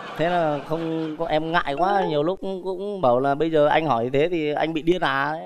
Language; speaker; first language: Vietnamese; native; Vietnamese